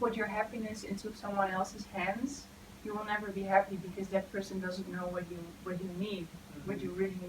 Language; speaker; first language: English; non-native, fluent; Dutch